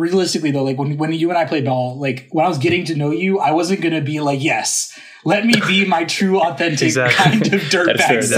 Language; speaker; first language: English; native; English